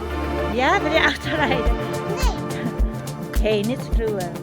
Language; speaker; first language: Dutch; non-native, learner; Filipino